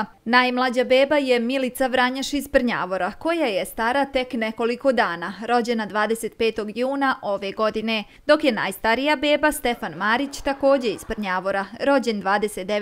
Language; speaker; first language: Serbian; native; Serbian